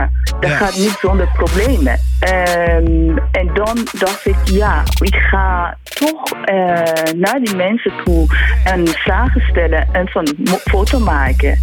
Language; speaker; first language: Dutch; non-native, fluent; Persian